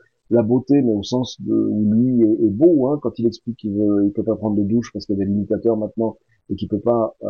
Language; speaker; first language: French; native; French